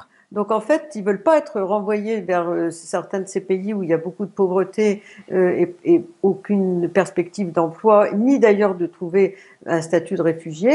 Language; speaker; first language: French; native; French